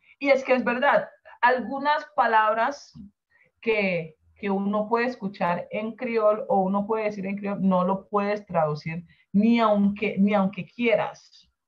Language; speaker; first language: Spanish; non-native, local second language; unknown